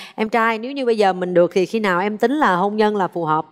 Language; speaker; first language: Vietnamese; native; Vietnamese